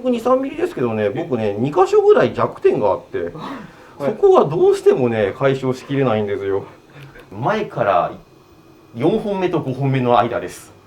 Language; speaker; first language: Japanese; native; Japanese